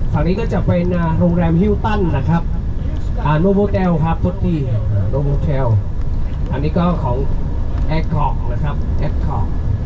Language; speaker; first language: Thai; non-native, fluent; Vietnamese